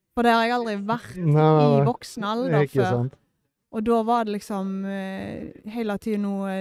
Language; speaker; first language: Norwegian; native; Norwegian